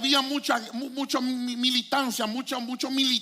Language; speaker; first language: Spanish; native; Spanish